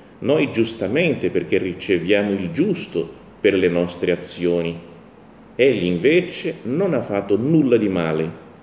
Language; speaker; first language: Italian; non-native, fluent; Portuguese